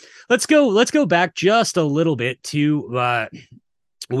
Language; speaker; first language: English; native; English